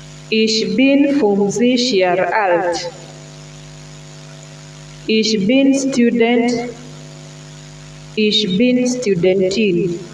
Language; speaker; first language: German; non-native, learner; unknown